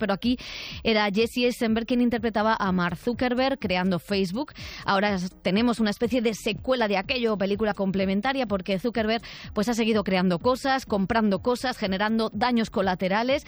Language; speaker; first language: Spanish; native; Spanish